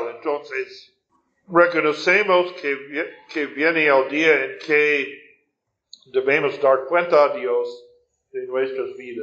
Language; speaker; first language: Spanish; non-native, fluent; English